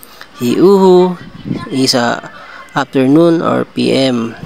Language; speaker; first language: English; non-native, local second language; Filipino